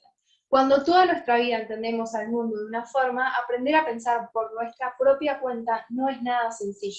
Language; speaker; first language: Spanish; native; Spanish